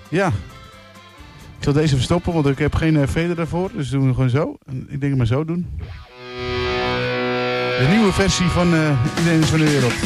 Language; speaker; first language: Dutch; native; Dutch